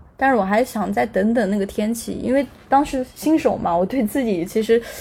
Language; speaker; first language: Chinese; native; Chinese